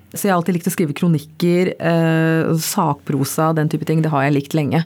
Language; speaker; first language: Norwegian; early bilingual, other home language; Bangla